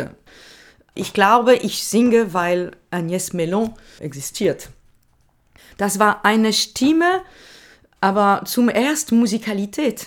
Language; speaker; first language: German; non-native, learner; French